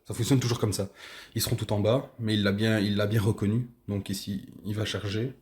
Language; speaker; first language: French; native; French